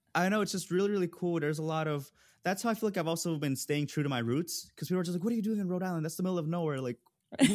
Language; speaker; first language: English; early bilingual, other home language; Spanish